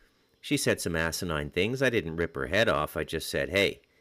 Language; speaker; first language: English; native; English